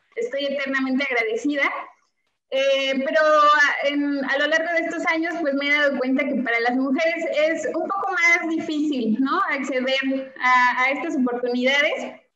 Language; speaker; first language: Spanish; native; Spanish